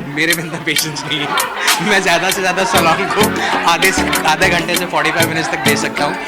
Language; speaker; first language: Hindi; native; Hindi